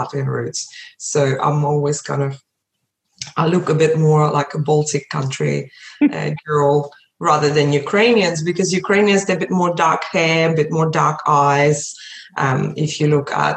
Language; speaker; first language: English; early bilingual, other home language; Russian